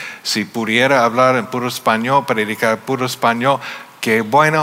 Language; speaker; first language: Spanish; non-native, fluent; English